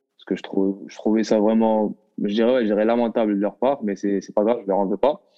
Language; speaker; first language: French; non-native, local second language; Arabic